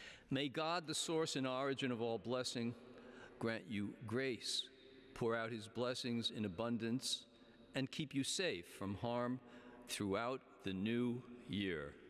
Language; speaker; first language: English; native; English